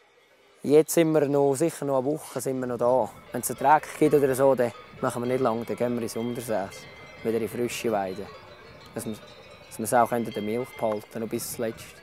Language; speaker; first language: German; native; German